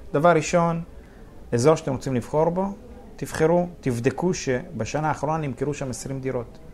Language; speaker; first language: Hebrew; early bilingual, other home language; Russian